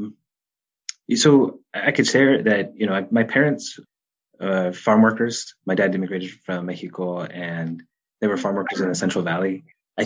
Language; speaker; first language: English; native; English